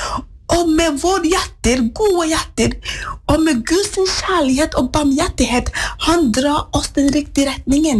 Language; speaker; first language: Norwegian; non-native, fluent; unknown